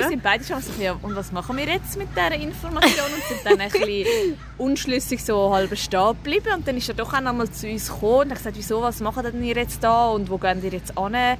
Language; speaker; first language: German; native; German